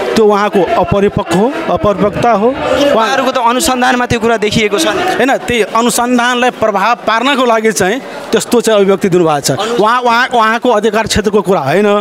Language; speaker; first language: Nepali; non-native, local second language; Maithili